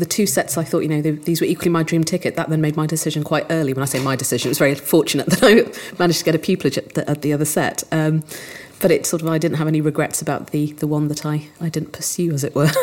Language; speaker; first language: English; native; English